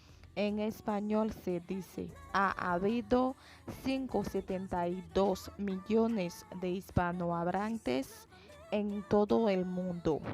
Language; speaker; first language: Spanish; non-native, fluent; Haitian Creole